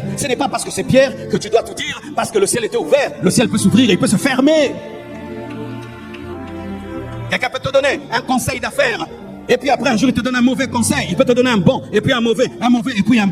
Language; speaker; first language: French; non-native, local second language; Lingala